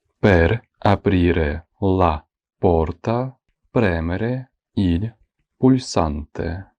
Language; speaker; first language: Italian; non-native, fluent; Ukrainian